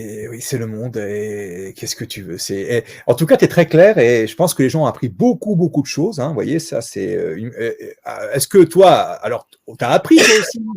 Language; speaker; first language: French; native; French